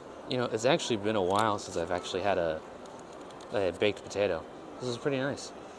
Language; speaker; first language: English; native; English